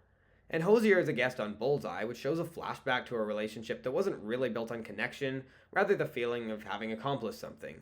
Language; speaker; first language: English; native; English